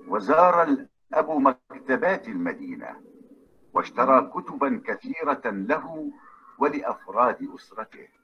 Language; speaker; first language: Arabic; non-native, learner; Indonesian